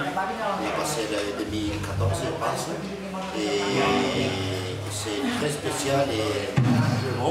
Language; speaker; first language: French; non-native, learner; Catalan